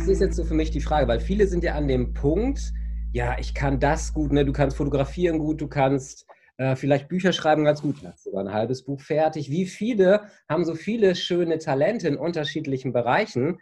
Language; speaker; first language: German; native; German